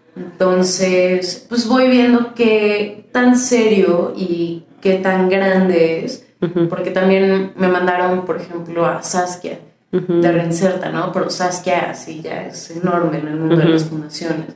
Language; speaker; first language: Spanish; native; Spanish